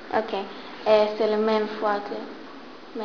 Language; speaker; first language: French; non-native, learner; English